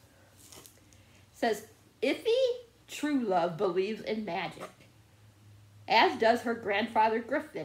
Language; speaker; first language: English; native; English